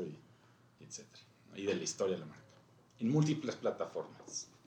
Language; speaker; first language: Spanish; native; Spanish